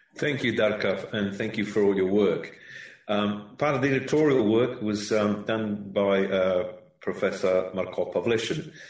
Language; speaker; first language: English; early bilingual, other home language; Ukrainian